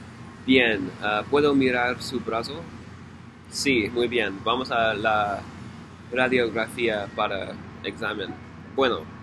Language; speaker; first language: Spanish; non-native, learner; English